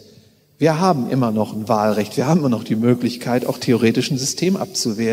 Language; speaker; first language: German; native; German